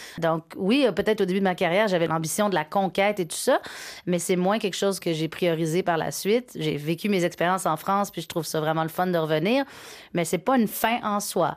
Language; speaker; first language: French; native; French